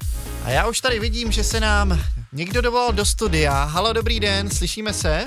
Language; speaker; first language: Czech; native; Czech